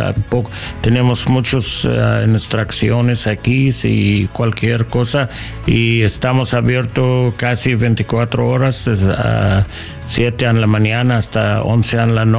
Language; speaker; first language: Spanish; non-native, learner; English